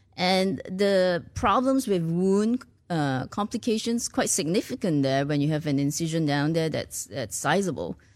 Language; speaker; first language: English; non-native, local second language; Chinese